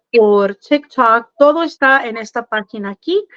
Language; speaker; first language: Spanish; early bilingual, heritage; Spanish